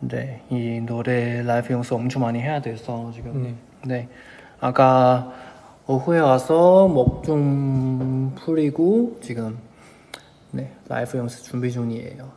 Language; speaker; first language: Korean; non-native, fluent; Chinese